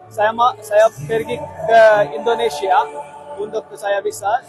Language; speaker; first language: Indonesian; non-native, learner; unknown